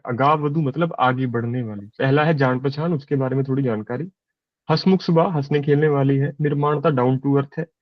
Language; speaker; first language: Hindi; non-native, local second language; Punjabi